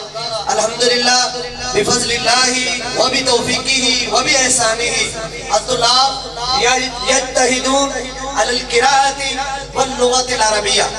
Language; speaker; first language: Arabic; non-native, fluent; Urdu